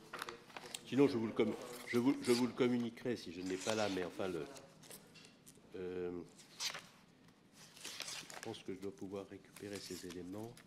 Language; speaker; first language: French; native; French